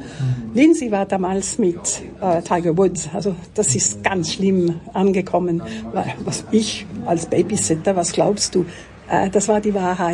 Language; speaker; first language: German; non-native, local second language; French